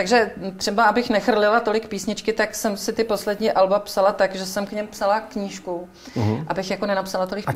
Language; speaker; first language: Czech; native; Czech